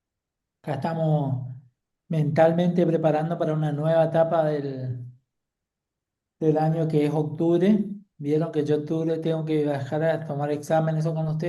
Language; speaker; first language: Spanish; native; Spanish